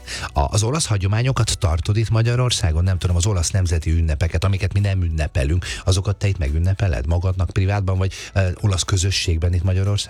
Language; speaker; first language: Hungarian; native; Hungarian